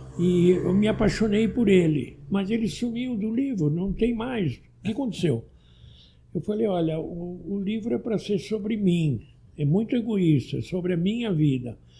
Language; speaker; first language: Portuguese; early bilingual, other home language; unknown